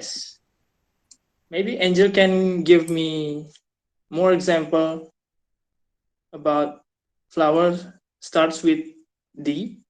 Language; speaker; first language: English; non-native, fluent; Indonesian